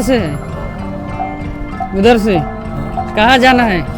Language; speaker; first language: Hindi; non-native, local second language; Bangla